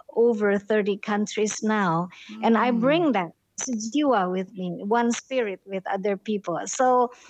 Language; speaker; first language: English; non-native, fluent; Indonesian